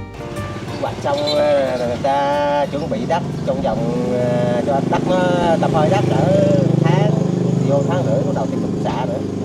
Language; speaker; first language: Vietnamese; native; Vietnamese